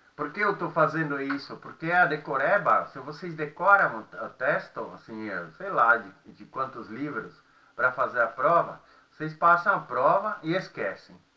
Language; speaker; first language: Portuguese; non-native, fluent; Czech